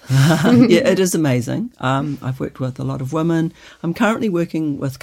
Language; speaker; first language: English; native; English